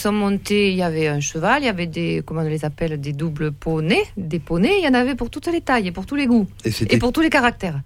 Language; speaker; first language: French; native; French